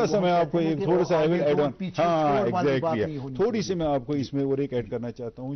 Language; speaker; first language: Hindi; non-native, local second language; Kashmiri